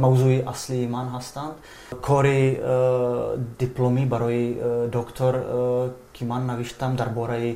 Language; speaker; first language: Persian; non-native, fluent; Czech